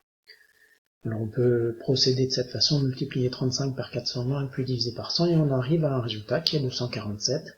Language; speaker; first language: French; native; French